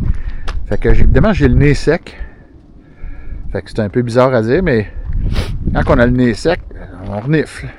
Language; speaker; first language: French; native; French